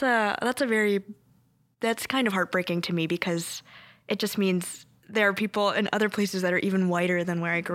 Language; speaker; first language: English; early bilingual, other home language; Korean